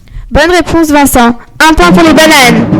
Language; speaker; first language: French; native; French